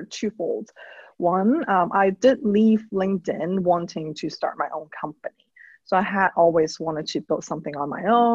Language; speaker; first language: English; non-native, local second language; Cantonese